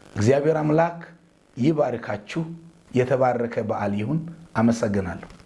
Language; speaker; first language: Amharic; non-native, local second language; Wolaytta